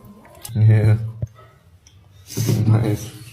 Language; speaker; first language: English; non-native, learner; German